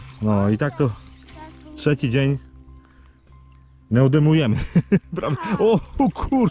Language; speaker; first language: Polish; native; Polish